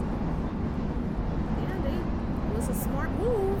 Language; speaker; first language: English; native; English